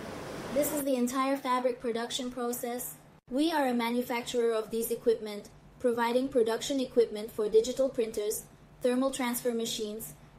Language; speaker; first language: English; non-native, fluent; Chinese